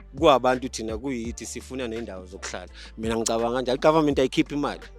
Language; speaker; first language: Zulu; native; Zulu